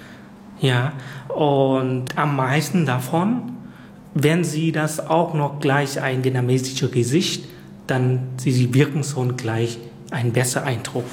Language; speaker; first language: German; non-native, fluent; Vietnamese